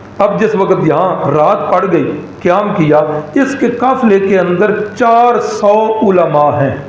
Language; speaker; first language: Urdu; non-native, local second language; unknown